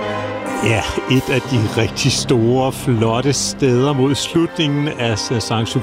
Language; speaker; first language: Danish; native; Danish